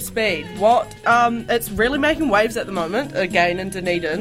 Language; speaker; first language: English; native; English